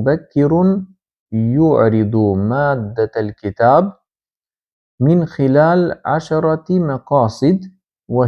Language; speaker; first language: Arabic; non-native, fluent; Albanian